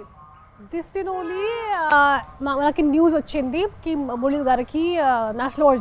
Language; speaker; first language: Telugu; non-native, local second language; Hindi